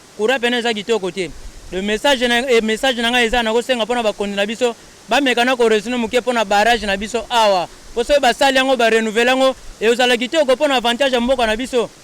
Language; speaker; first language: Lingala; non-native, local second language; Kongo